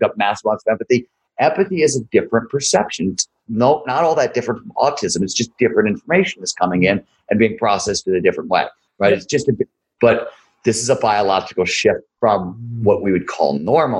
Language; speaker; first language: English; native; English